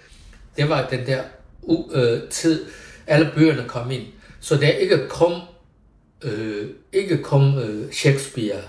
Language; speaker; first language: Danish; non-native, fluent; Chinese